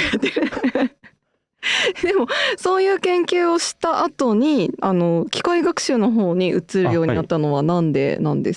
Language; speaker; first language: Japanese; native; Japanese